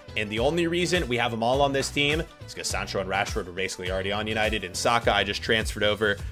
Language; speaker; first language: English; native; English